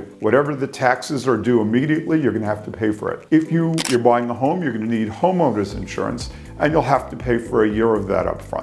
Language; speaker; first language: English; native; English